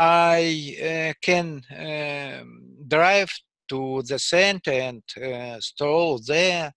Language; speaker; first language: English; non-native, learner; Russian